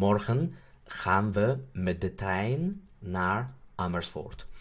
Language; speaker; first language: Dutch; non-native, fluent; Spanish